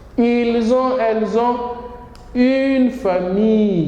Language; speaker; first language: French; non-native, fluent; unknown